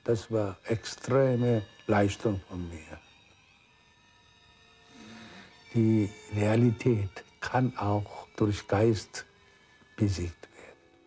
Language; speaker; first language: German; non-native, fluent; Korean